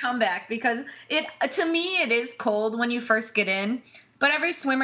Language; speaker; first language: English; native; English